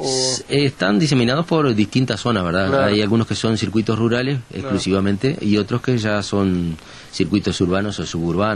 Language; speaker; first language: Spanish; native; Spanish